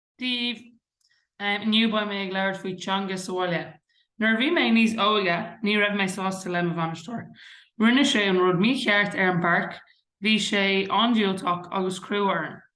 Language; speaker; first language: Irish; non-native, local second language; English